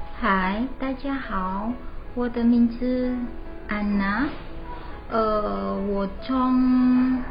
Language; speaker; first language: Chinese; non-native, learner; Indonesian